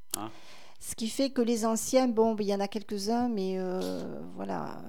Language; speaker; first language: French; native; French